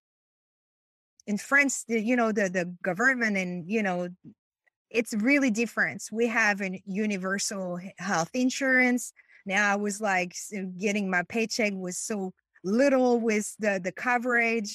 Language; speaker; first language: English; non-native, fluent; French